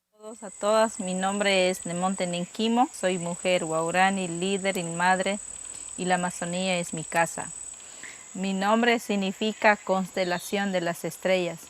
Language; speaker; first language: Spanish; non-native, local second language; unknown